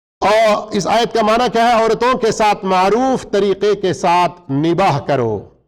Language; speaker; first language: Urdu; native; Urdu